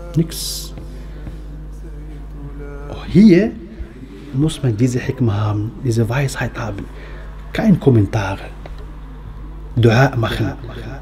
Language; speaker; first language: German; non-native, fluent; Arabic